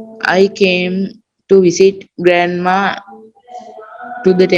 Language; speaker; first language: English; non-native, learner; Sinhala